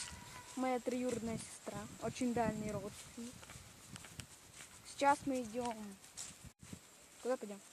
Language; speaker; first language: Russian; native; Russian